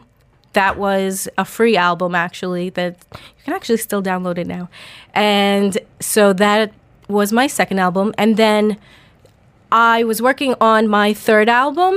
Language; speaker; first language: English; native; English